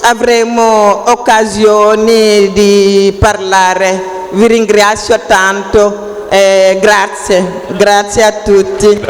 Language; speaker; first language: Italian; non-native, fluent; Wolof